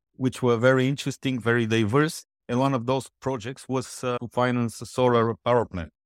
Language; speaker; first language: English; non-native, fluent; Bulgarian